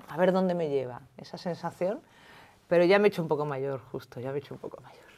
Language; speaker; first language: Spanish; native; Spanish